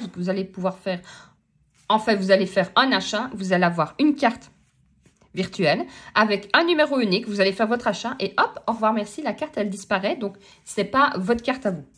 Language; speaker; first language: French; native; French